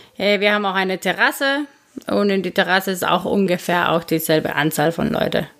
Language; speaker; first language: German; non-native, fluent; Spanish